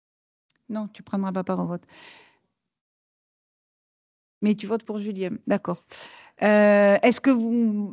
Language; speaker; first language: French; native; French